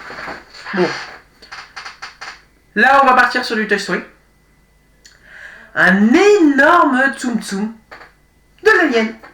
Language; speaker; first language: French; native; French